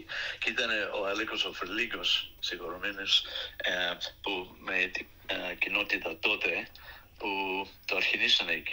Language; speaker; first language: Greek; early bilingual, heritage; Greek